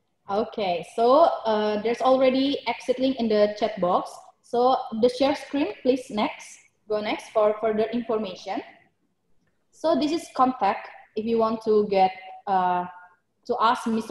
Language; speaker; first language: English; non-native, fluent; Indonesian